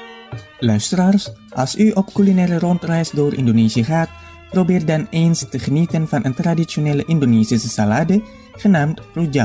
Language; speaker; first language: Dutch; non-native, fluent; Indonesian